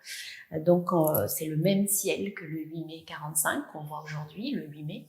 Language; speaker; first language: French; native; French